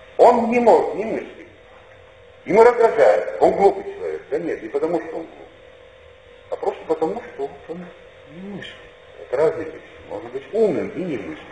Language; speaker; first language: Russian; non-native, local second language; Georgian